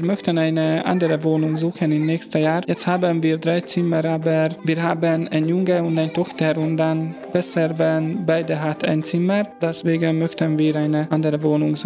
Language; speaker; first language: German; non-native, learner; Hungarian